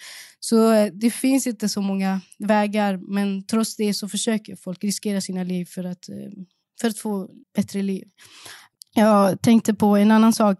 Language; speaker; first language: Swedish; early bilingual, other home language; Persian